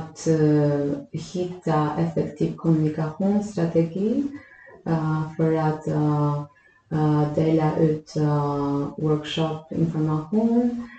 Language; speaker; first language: Swedish; non-native, fluent; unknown